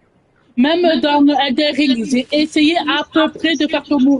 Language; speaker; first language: French; native; French